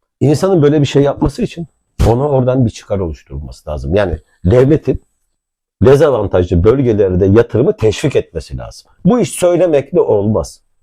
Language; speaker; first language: Turkish; native; Turkish